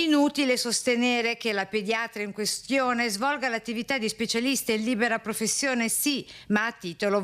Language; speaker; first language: Italian; native; Italian